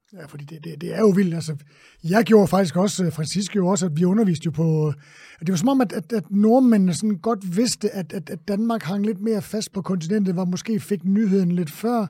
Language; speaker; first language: Danish; native; Danish